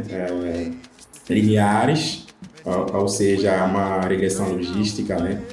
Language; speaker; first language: Portuguese; non-native, fluent; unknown